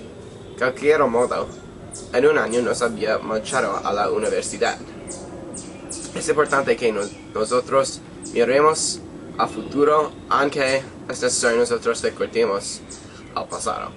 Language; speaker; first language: Spanish; non-native, learner; English